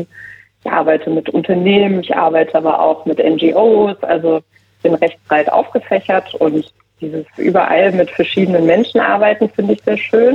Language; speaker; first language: German; native; German